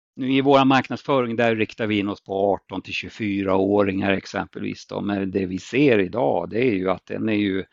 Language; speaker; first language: Swedish; native; Swedish